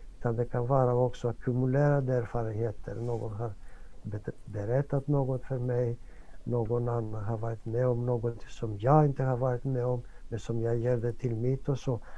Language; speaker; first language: Swedish; non-native, fluent; Greek